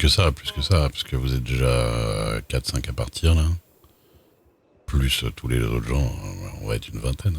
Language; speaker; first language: French; native; French